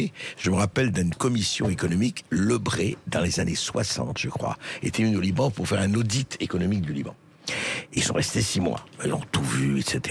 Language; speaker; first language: French; native; French